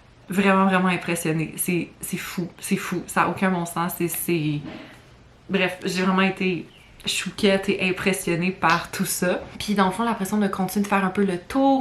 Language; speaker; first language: French; native; French